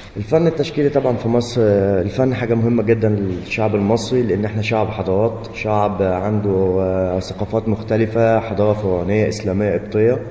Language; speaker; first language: Egyptian Arabic; native; Egyptian Arabic